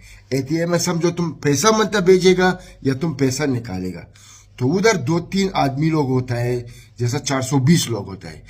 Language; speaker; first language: Hindi; non-native, fluent; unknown